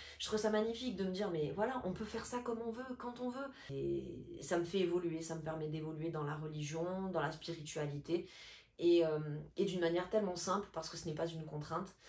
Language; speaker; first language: French; native; French